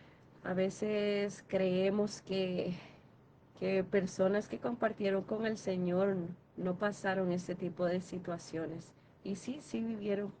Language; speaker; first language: Spanish; native; Spanish